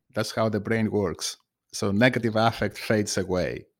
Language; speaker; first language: English; non-native, fluent; Greek